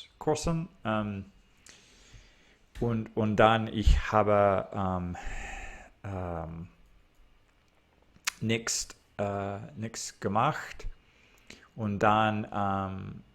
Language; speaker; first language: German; non-native, learner; English